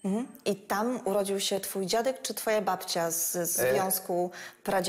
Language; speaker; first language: Polish; native; Polish